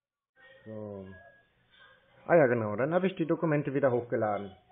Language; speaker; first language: German; native; German